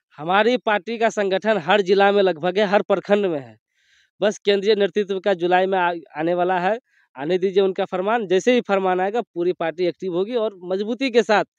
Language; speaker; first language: Hindi; native; Hindi